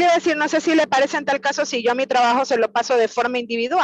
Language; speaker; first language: Spanish; native; Spanish